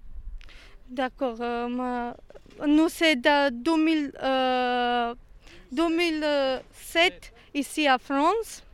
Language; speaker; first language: French; non-native, learner; Serbian